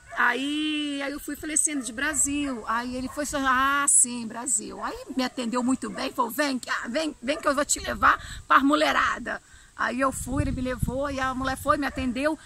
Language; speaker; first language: Portuguese; native; Portuguese